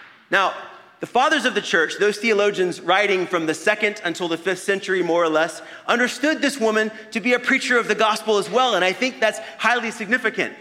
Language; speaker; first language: English; native; English